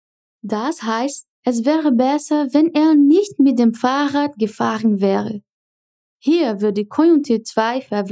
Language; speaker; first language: German; non-native, fluent; Portuguese